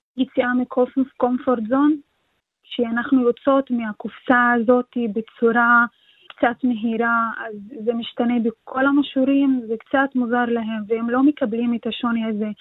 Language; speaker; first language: Hebrew; non-native, local second language; Arabic